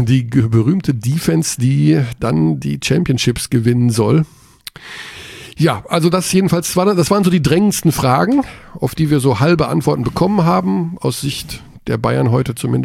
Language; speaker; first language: German; native; German